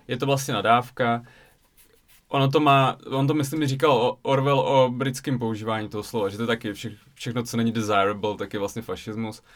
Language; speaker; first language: Czech; early bilingual, other home language; Russian